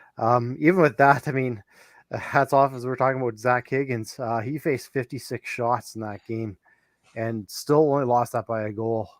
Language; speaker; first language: English; native; English